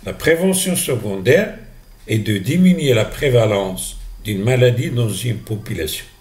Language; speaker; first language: French; non-native, local second language; Arabic